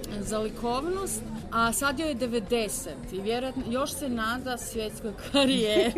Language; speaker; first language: Croatian; native; Croatian